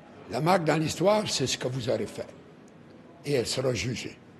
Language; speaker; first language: French; native; French